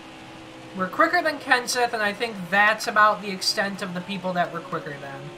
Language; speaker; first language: English; native; English